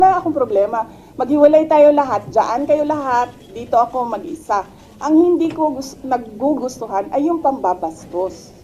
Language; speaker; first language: Filipino; non-native, local second language; Cebuano